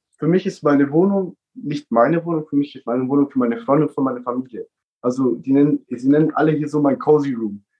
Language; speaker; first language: German; early bilingual, other home language; Italian